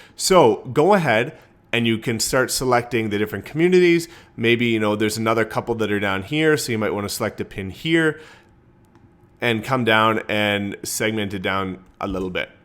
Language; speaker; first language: English; native; English